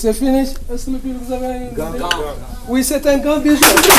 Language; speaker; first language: French; non-native, local second language; Comorian